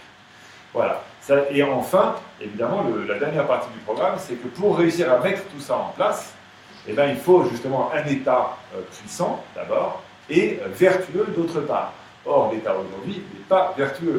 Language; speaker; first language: French; native; French